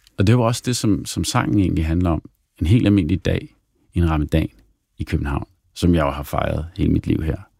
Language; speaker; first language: Danish; early bilingual, other home language; Arabic